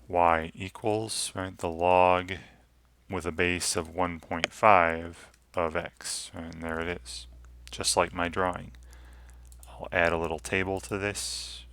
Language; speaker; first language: English; native; English